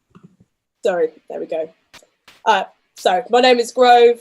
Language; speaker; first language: English; native; English